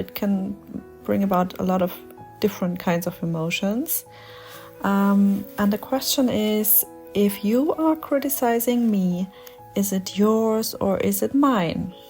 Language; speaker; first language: English; non-native, fluent; German